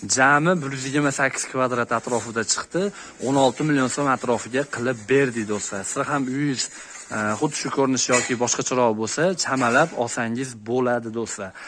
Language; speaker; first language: Uzbek; native; Uzbek